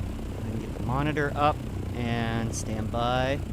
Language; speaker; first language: English; native; English